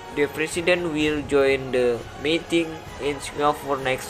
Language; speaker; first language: English; non-native, learner; Indonesian